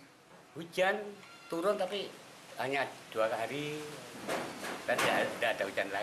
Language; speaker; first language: Indonesian; non-native, local second language; Javanese